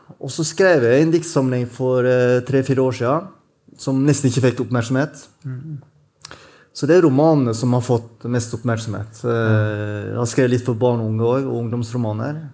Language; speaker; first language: Norwegian; native; Norwegian